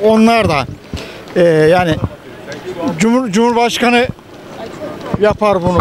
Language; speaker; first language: Turkish; native; Turkish